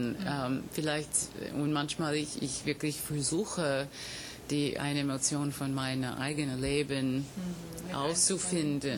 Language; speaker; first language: German; non-native, fluent; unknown